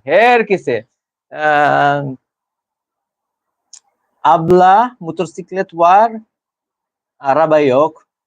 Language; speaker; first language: Turkish; non-native, learner; Filipino